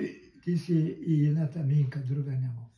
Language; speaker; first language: Bulgarian; non-native, local second language; Turkish